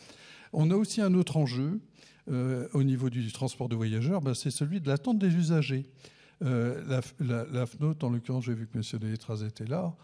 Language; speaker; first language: French; native; French